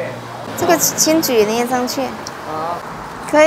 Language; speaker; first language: Chinese; non-native, fluent; Indonesian